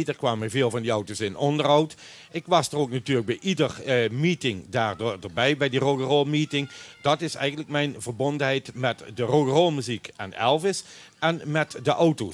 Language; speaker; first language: Dutch; native; Dutch